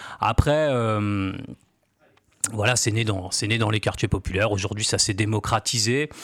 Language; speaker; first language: French; native; French